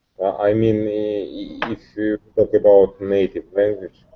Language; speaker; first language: English; non-native, learner; Russian